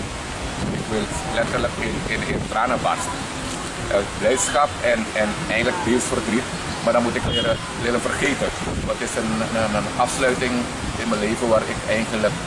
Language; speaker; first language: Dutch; early bilingual, heritage; Javanese